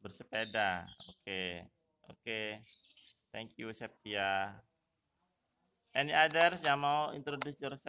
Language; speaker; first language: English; non-native, fluent; Indonesian